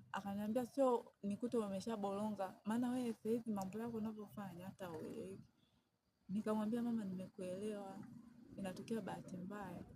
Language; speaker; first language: Swahili; native; Swahili